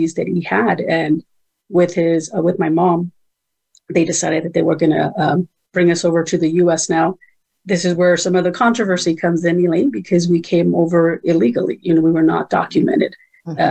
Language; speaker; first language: English; early bilingual, other home language; Spanish